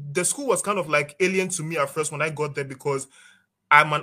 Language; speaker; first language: English; non-native, local second language; Akan